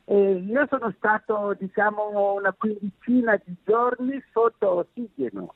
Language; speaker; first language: Italian; non-native, fluent; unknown